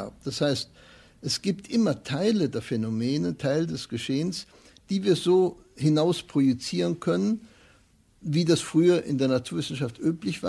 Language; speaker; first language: German; native; German